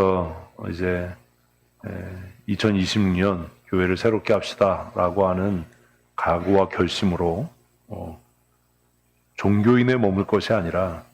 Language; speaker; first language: Korean; native; Korean